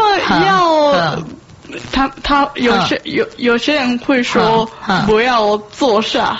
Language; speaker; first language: Chinese; non-native, learner; Japanese